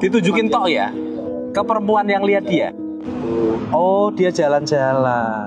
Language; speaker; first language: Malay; non-native, local second language; Javanese